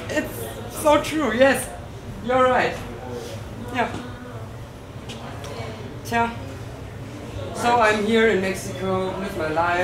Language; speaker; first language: English; non-native, learner; German